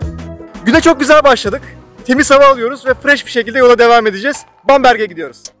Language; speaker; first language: Turkish; native; Turkish